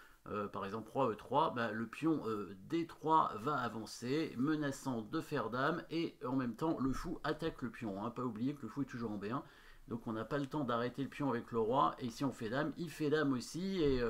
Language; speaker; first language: French; native; French